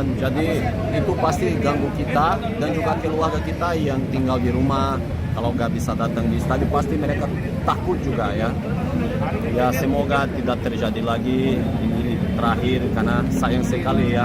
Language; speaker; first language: Indonesian; non-native, fluent; Portuguese